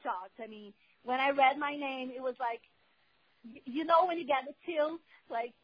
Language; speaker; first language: English; non-native, fluent; Portuguese